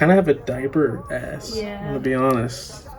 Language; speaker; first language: English; native; English